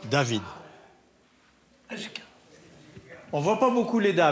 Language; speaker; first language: French; native; French